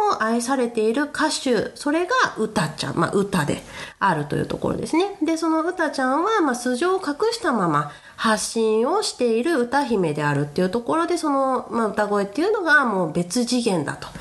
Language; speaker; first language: Japanese; native; Japanese